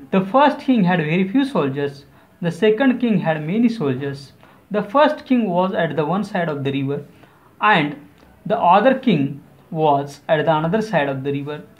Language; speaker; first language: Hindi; non-native, local second language; Marathi